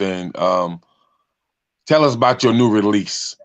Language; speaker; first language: English; native; English